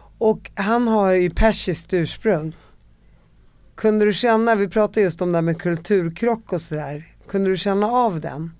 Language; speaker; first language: Swedish; early bilingual, other home language; Arabic